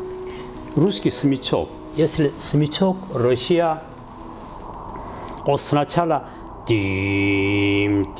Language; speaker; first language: Russian; non-native, learner; Korean